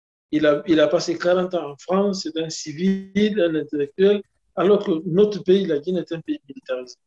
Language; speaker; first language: French; non-native, local second language; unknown